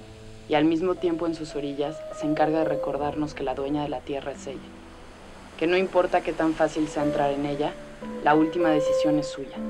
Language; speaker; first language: Spanish; native; Spanish